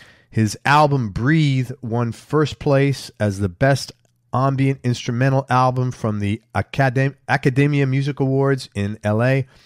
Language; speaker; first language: English; native; English